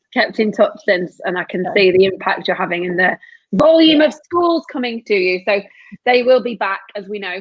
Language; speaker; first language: English; native; English